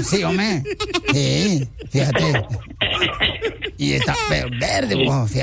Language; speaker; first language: Spanish; native; Spanish